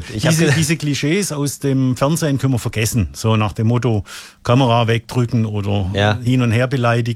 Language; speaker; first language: German; native; German